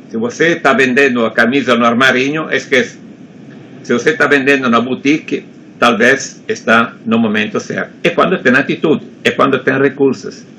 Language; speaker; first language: Portuguese; non-native, fluent; Italian